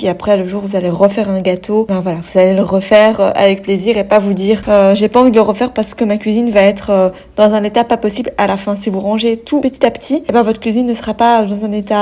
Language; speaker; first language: French; native; French